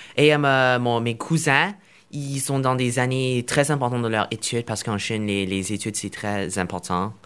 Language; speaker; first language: French; non-native, fluent; Chinese